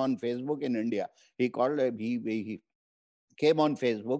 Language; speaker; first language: English; non-native, local second language; Hindi